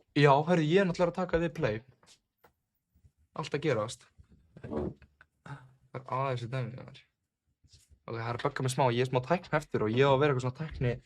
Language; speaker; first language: Icelandic; native; Icelandic